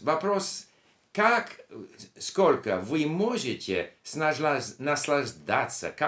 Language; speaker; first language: Russian; non-native, learner; English